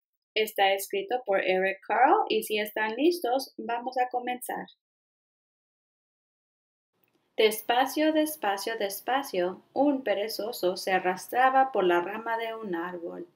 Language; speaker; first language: Spanish; early bilingual, heritage; Spanish